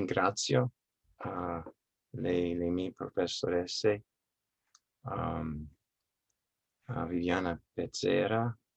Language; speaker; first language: Italian; non-native, learner; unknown